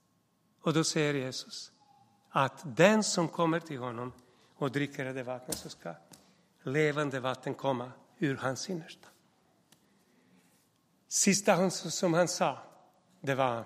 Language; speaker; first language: Swedish; non-native, fluent; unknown